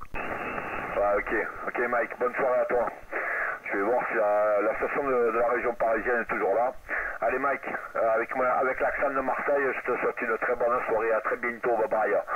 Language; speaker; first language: French; native; French